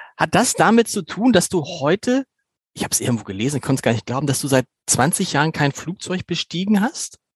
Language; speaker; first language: German; native; German